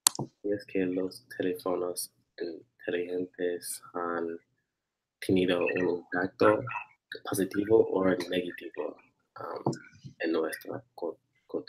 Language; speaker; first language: Spanish; non-native, learner; English